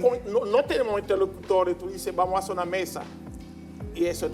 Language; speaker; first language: Spanish; non-native, learner; Haitian Creole